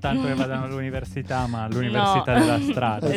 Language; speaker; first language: Italian; native; Italian